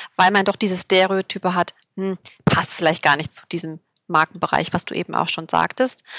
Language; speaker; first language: German; native; German